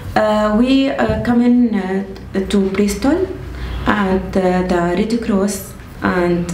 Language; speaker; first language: English; non-native, learner; Arabic